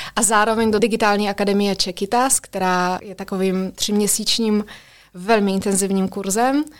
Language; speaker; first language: Czech; non-native, fluent; Polish